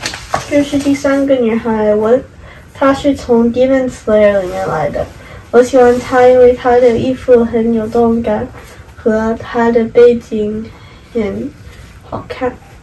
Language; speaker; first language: Chinese; early bilingual, heritage; Chinese